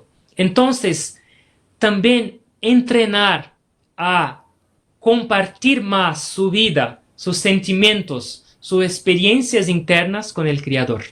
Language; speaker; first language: Spanish; non-native, fluent; Portuguese